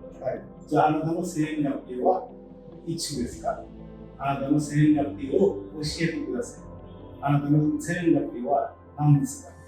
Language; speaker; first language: Japanese; non-native, learner; Bangla